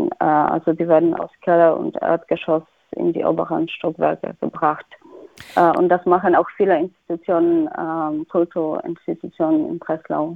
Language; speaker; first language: German; non-native, fluent; Polish